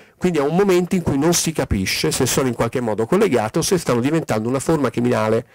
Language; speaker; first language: Italian; native; Italian